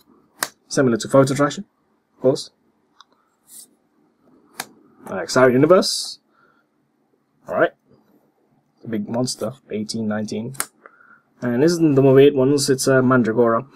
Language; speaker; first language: English; native; English